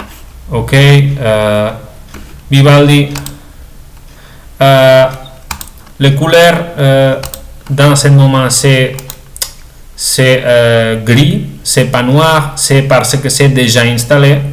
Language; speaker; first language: French; non-native, learner; Spanish